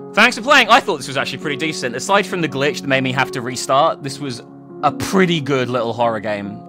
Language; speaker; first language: English; native; English